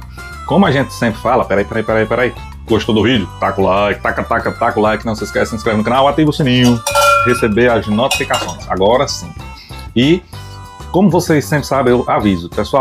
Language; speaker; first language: Portuguese; native; Portuguese